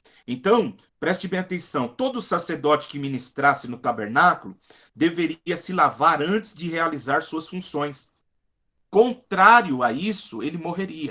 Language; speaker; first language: Portuguese; native; Portuguese